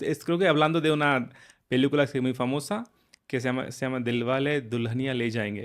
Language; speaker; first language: Spanish; non-native, fluent; Hindi